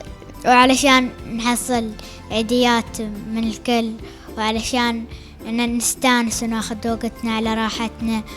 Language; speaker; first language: Arabic; native; Arabic